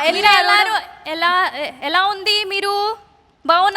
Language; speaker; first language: Telugu; non-native, learner; Malayalam